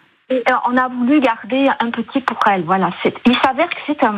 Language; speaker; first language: French; native; French